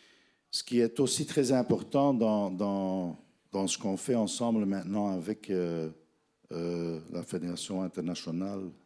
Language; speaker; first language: French; non-native, fluent; Dutch